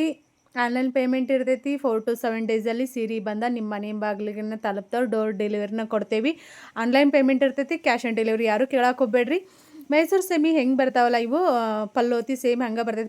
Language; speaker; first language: Kannada; native; Kannada